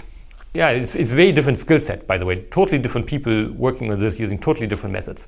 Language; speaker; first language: English; non-native, fluent; German